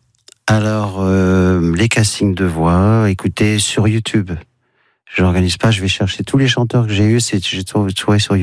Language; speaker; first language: French; native; French